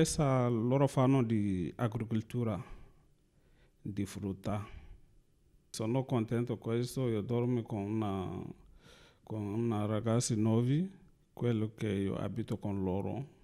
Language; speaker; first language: Italian; non-native, learner; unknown